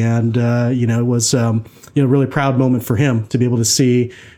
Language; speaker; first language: English; native; English